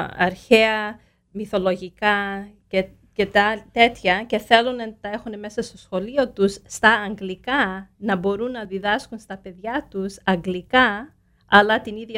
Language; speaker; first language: Greek; early bilingual, heritage; Greek